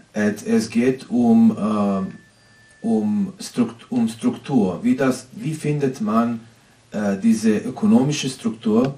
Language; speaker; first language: German; non-native, fluent; Serbian